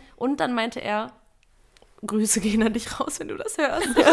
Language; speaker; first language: German; early bilingual, other home language; Vietnamese